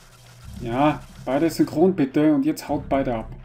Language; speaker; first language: German; native; German